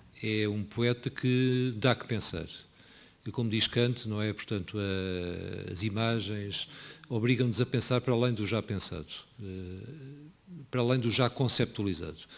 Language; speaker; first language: Portuguese; native; Portuguese